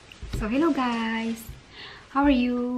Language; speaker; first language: English; non-native, local second language; Filipino